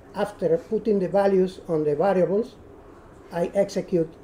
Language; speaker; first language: English; non-native, learner; Spanish